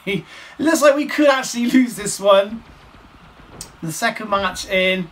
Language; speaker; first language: English; native; English